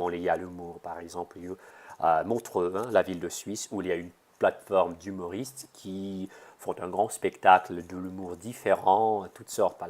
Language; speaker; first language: French; non-native, fluent; Russian